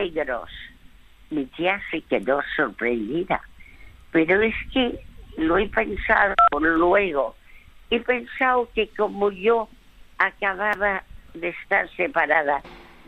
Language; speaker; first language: Spanish; early bilingual, other home language; French